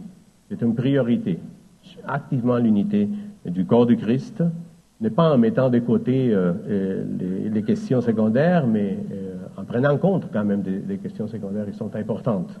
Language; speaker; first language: French; native; French